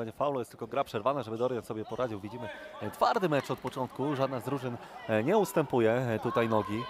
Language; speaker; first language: Polish; native; Polish